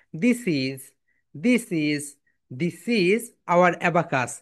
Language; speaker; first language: English; non-native, local second language; Bangla